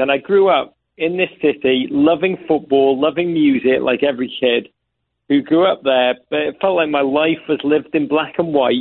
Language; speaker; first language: English; native; English